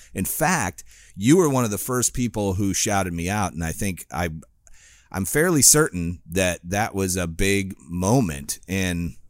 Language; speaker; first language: English; native; English